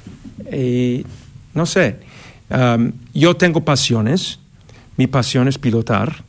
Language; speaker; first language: Spanish; non-native, fluent; English